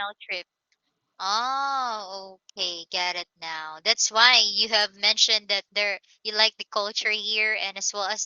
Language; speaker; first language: English; non-native, local second language; Filipino